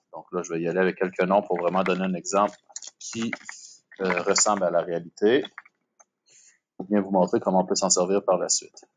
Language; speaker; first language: French; native; French